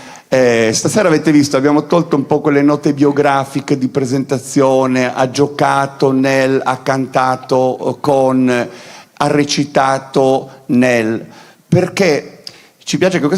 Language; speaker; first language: Italian; native; Italian